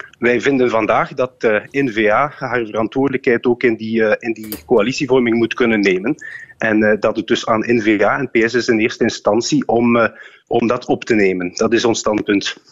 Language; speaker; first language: Dutch; native; Dutch